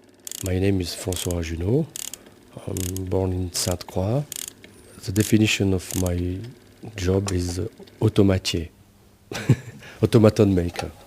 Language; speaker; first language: English; non-native, learner; French